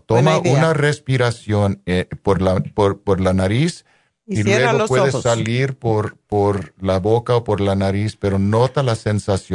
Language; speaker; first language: Spanish; non-native, local second language; English